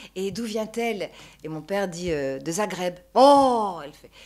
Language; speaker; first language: French; native; French